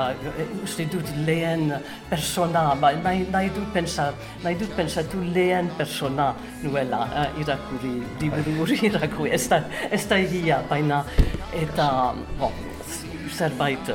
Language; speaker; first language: Basque; non-native, learner; English